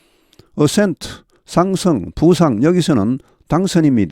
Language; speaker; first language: Korean; native; Korean